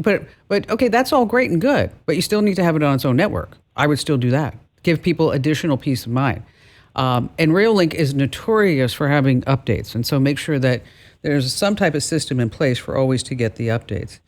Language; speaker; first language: English; native; English